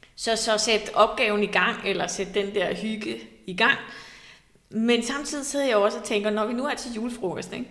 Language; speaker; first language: Danish; native; Danish